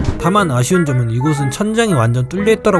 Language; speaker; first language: Korean; native; Korean